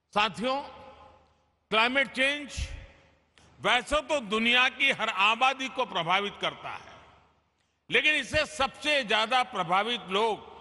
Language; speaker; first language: Hindi; non-native, local second language; Gujarati